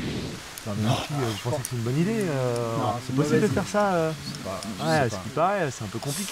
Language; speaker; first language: French; native; French